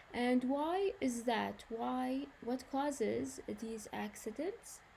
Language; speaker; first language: English; non-native, fluent; Arabic